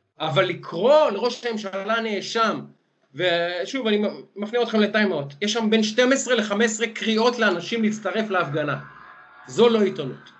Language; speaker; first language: Hebrew; native; Hebrew